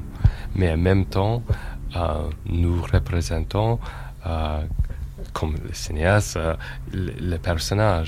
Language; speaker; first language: French; non-native, fluent; English